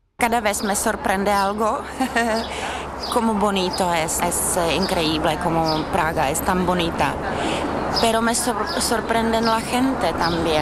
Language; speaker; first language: Spanish; non-native, fluent; Czech